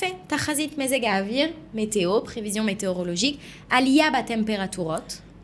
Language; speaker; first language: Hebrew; non-native, fluent; French